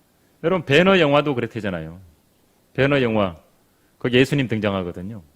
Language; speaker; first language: Korean; native; Korean